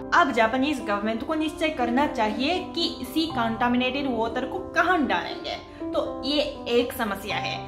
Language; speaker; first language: Hindi; non-native, fluent; Japanese